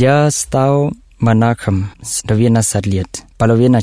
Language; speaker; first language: Russian; non-native, learner; Thai